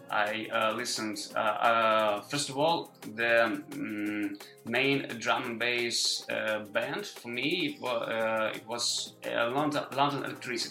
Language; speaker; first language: English; non-native, learner; Ukrainian